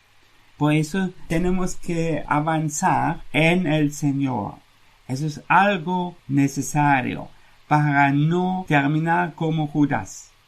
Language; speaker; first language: Spanish; non-native, fluent; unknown